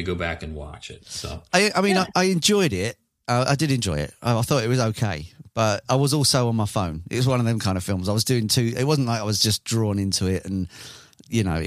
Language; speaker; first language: English; native; English